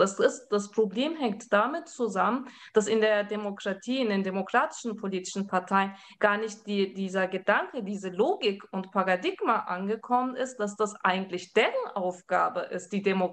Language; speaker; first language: German; early bilingual, other home language; Turkish